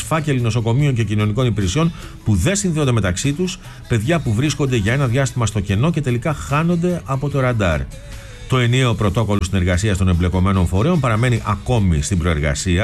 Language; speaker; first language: Greek; native; Greek